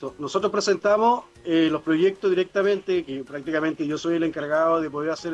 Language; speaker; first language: Spanish; native; Spanish